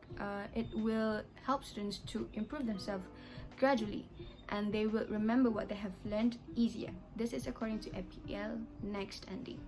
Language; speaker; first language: English; non-native, local second language; Malay